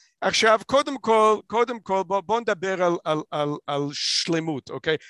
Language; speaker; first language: Hebrew; non-native, fluent; English